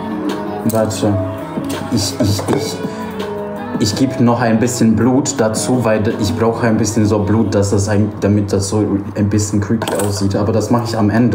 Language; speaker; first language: German; non-native, fluent; Polish